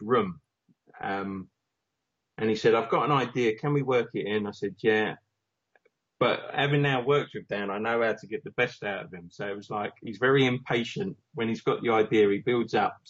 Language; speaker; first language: English; native; English